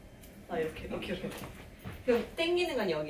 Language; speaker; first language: Korean; native; Korean